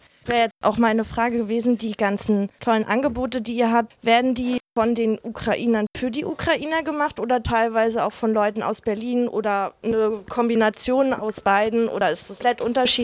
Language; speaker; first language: German; native; German